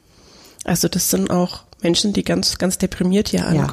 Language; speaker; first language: German; native; German